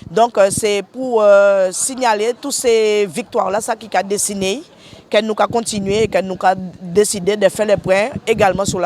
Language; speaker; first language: French; non-native, local second language; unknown